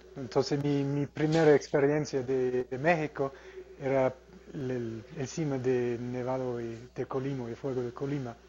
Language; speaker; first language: Spanish; non-native, fluent; English